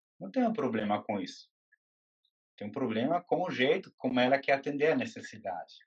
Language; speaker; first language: Portuguese; non-native, fluent; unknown